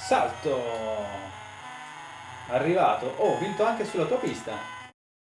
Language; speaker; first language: Italian; native; Italian